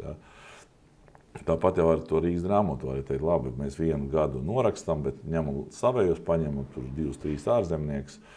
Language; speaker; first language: Latvian; native; Latvian